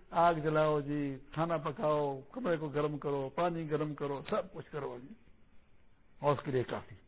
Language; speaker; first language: Urdu; non-native, local second language; Pashto